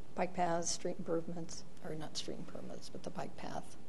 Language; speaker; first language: English; native; English